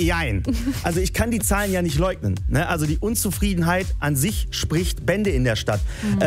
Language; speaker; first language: German; native; German